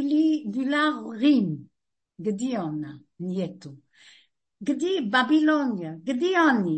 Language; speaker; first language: Russian; non-native, fluent; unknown